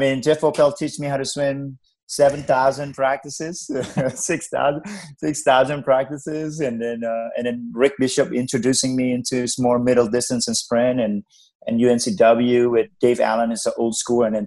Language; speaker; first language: English; non-native, fluent; Indonesian